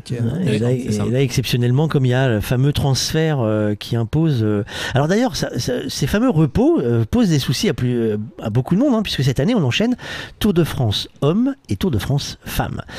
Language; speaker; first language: French; native; French